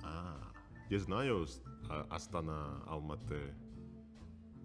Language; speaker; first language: Russian; non-native, learner; Indonesian